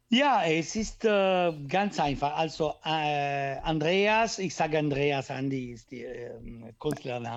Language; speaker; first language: German; non-native, learner; Italian